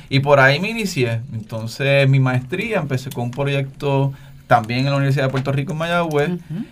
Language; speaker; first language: Spanish; native; Spanish